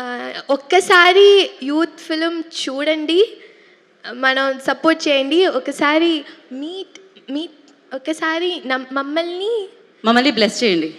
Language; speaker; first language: Telugu; non-native, learner; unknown